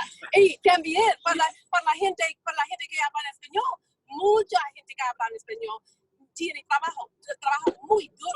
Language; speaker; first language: Spanish; non-native, fluent; English